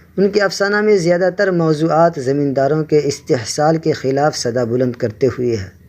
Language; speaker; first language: Urdu; native; Urdu